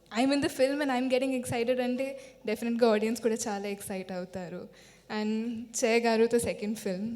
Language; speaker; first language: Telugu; non-native, fluent; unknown